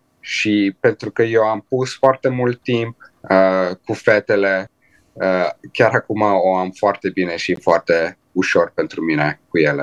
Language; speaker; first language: Romanian; early bilingual, heritage; Romanian